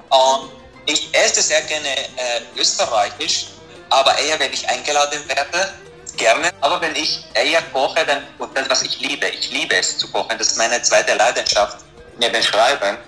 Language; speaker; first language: German; non-native, fluent; Arabic